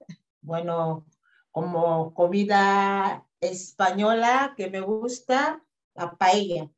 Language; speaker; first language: Spanish; non-native, fluent; French